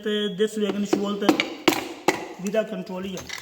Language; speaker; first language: German; non-native, learner; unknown